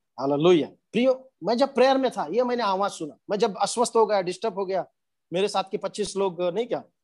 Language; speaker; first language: Hindi; non-native, local second language; Marathi